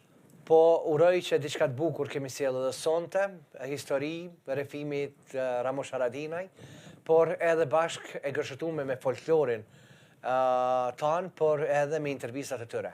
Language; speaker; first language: Albanian; native; Albanian